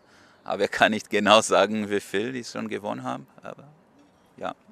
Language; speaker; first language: German; non-native, learner; Portuguese